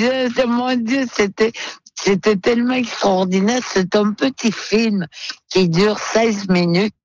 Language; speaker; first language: French; non-native, local second language; Innu-aimun